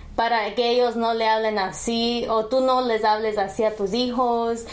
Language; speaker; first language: Spanish; early bilingual, heritage; Spanish